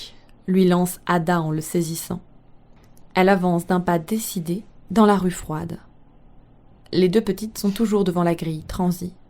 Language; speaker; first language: French; native; French